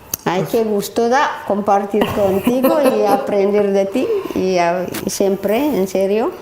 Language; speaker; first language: Spanish; non-native, learner; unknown